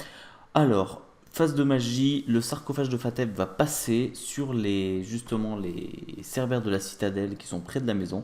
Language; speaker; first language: French; native; French